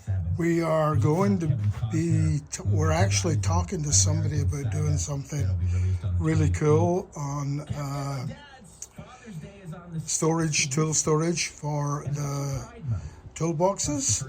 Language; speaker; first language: English; native; English